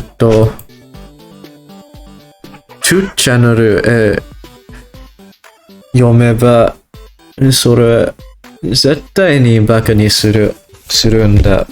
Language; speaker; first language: Japanese; non-native, learner; English